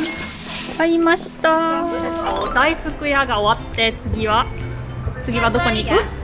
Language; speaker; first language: Japanese; non-native, fluent; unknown